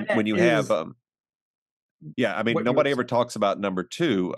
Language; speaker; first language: English; native; English